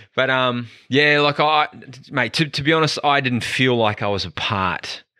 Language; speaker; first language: English; native; English